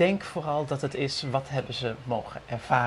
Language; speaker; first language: Dutch; native; Dutch